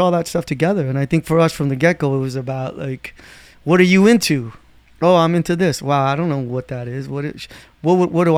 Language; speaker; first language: English; native; English